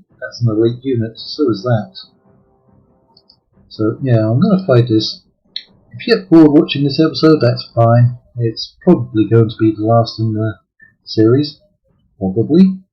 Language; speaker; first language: English; native; English